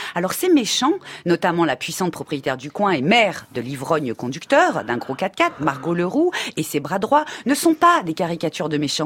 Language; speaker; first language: French; native; French